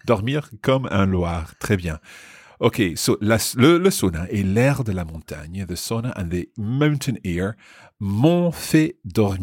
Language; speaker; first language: French; non-native, fluent; English